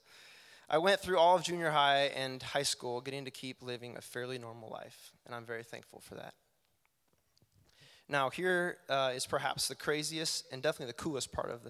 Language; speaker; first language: English; native; English